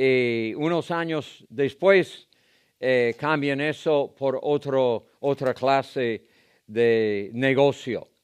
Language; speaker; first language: Spanish; non-native, fluent; English